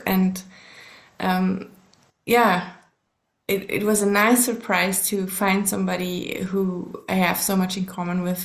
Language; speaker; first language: English; non-native, fluent; German